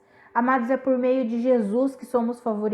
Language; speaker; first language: Portuguese; native; Portuguese